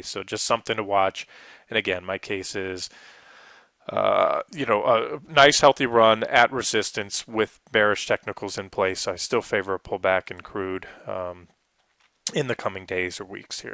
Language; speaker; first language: English; native; English